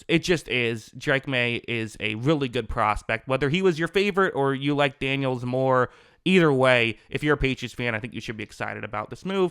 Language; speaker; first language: English; native; English